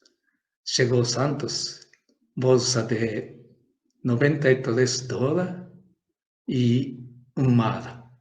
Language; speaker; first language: Portuguese; non-native, learner; Japanese